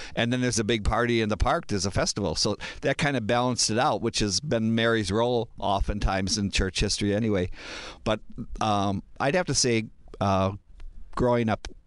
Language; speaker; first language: English; native; English